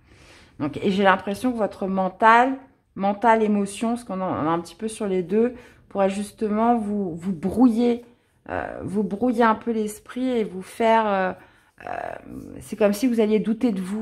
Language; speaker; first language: French; native; French